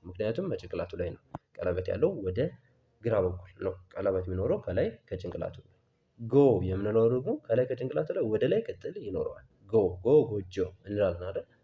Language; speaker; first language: Amharic; native; Amharic